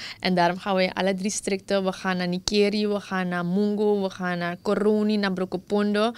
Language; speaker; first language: Dutch; native; Dutch